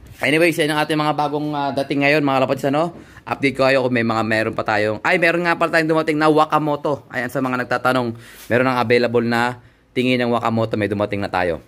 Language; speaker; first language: Filipino; native; Filipino